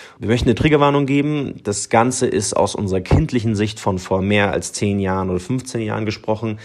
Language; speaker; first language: German; early bilingual, other home language; Arabic